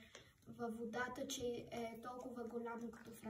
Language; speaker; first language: Bulgarian; early bilingual, heritage; Bulgarian